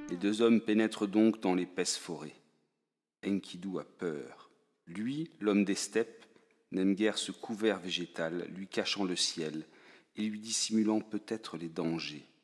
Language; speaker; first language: French; native; French